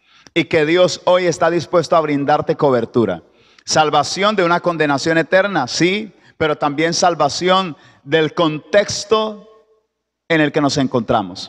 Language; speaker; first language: Spanish; native; Spanish